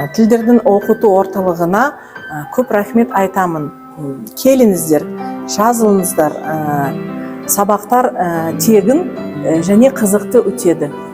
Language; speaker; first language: Kazakh; non-native, local second language; Russian